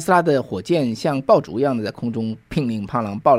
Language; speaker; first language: Chinese; native; Chinese